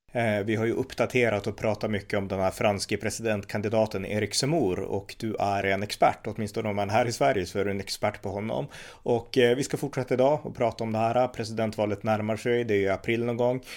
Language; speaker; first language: Swedish; native; Swedish